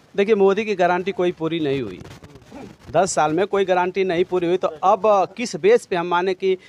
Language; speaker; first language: Hindi; native; Hindi